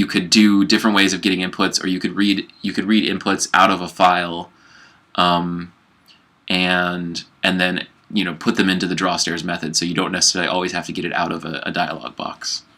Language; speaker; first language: English; native; English